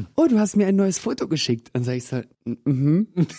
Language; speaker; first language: German; early bilingual, other home language; Russian